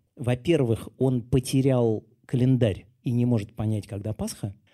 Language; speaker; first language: Russian; native; Russian